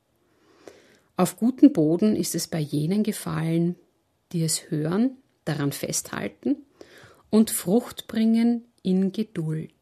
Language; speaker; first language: German; native; German